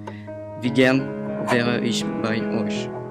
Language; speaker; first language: German; non-native, learner; French